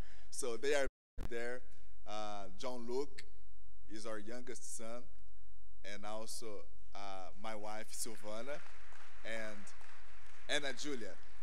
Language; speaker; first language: English; non-native, fluent; Portuguese